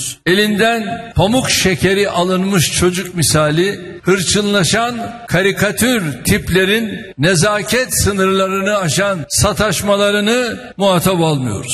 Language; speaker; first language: Turkish; native; Turkish